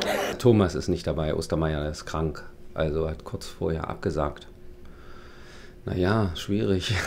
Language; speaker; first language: German; native; German